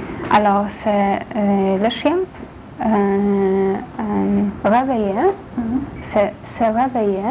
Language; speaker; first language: French; non-native, learner; Polish